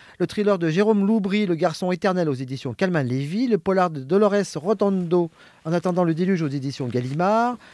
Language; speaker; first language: French; native; French